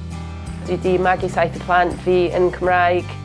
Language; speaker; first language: Welsh; non-native, learner; English